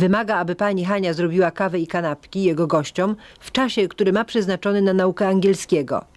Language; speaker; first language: Polish; native; Polish